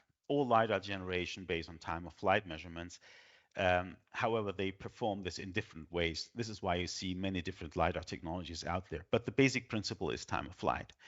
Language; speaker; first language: English; non-native, fluent; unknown